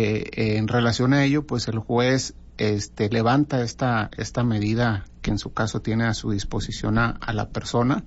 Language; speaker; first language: Spanish; native; Spanish